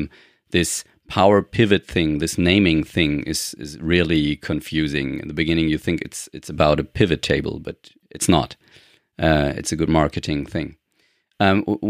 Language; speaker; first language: English; non-native, fluent; German